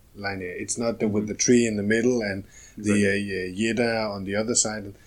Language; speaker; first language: English; non-native, fluent; Danish